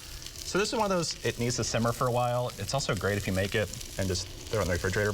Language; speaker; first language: English; native; English